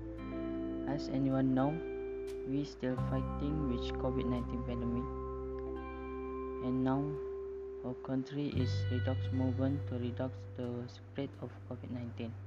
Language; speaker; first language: English; non-native, local second language; Malay